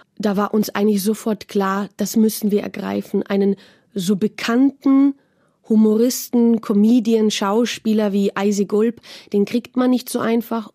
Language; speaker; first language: German; native; German